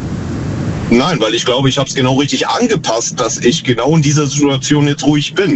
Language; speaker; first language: German; native; German